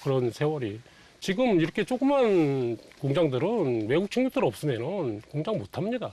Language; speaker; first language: Korean; native; Korean